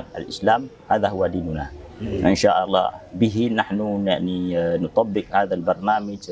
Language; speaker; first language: Arabic; non-native, fluent; Indonesian